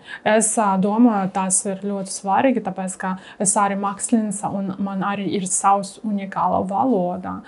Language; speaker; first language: Latvian; non-native, learner; Russian